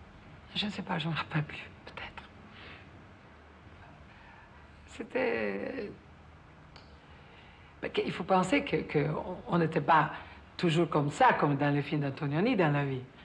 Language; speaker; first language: French; non-native, fluent; Italian